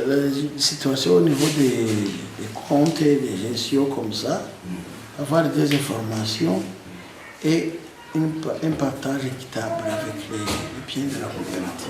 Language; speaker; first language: French; non-native, local second language; Kinyarwanda